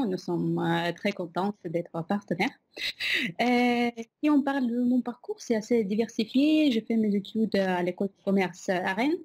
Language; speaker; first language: French; non-native, fluent; Russian